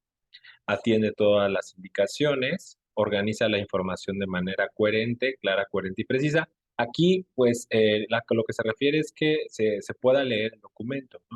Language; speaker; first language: Spanish; native; Spanish